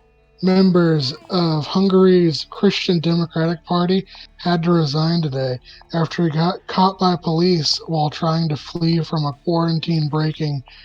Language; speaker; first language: English; native; English